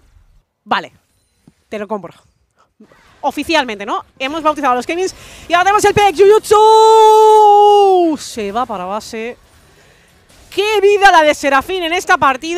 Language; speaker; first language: Spanish; native; Spanish